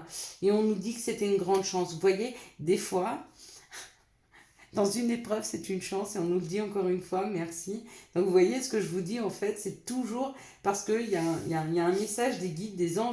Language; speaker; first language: French; native; French